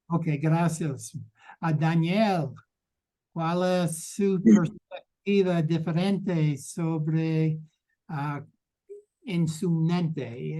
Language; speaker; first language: Spanish; non-native, learner; English